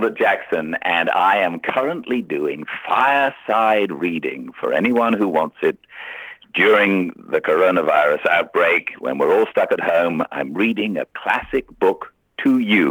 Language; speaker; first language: English; native; English